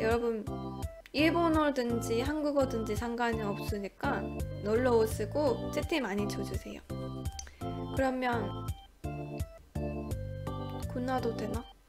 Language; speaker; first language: Korean; non-native, fluent; Japanese